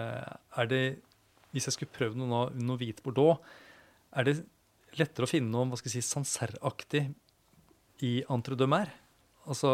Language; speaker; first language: Norwegian; native; Norwegian